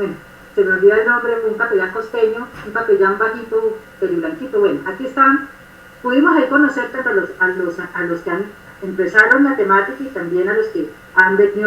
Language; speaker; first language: Spanish; native; Spanish